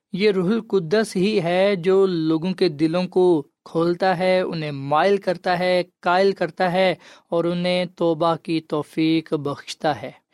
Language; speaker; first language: Urdu; non-native, local second language; Punjabi